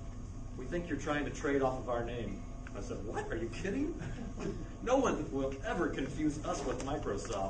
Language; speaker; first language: English; native; English